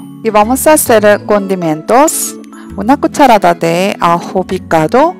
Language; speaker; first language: Spanish; non-native, learner; Korean